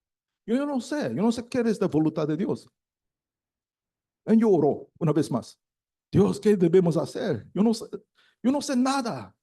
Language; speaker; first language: Spanish; non-native, learner; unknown